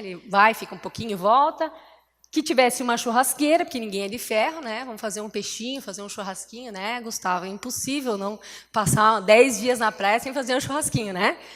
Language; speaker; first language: Portuguese; native; Portuguese